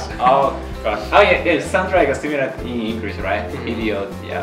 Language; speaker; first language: English; non-native, learner; Japanese